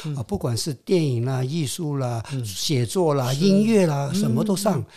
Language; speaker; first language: Chinese; non-native, local second language; Min Nan Chinese